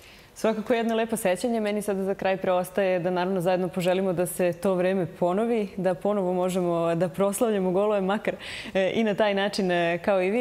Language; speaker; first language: Serbian; native; Serbian